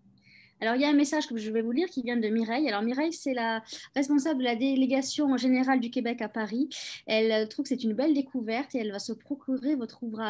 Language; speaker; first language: French; native; French